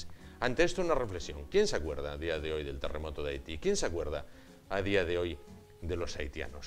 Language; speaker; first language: Spanish; native; Spanish